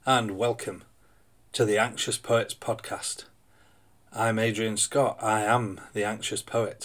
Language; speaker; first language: English; native; English